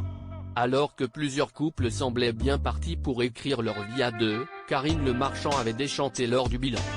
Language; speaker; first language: French; native; French